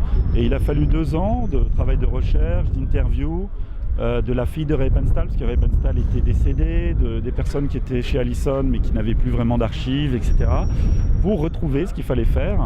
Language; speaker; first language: French; native; French